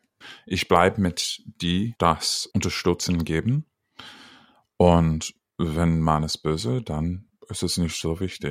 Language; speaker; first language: German; non-native, fluent; English